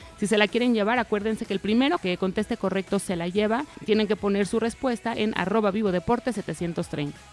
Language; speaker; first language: Spanish; native; Spanish